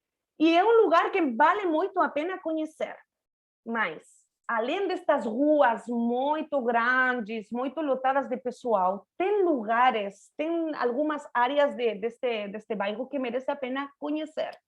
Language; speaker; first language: Portuguese; non-native, fluent; Spanish